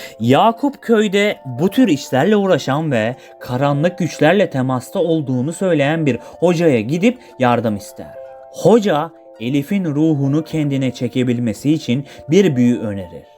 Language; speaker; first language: Turkish; native; Turkish